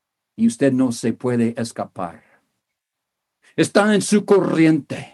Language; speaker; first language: Spanish; non-native, fluent; English